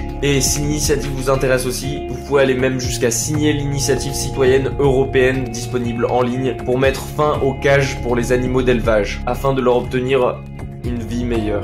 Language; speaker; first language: French; native; French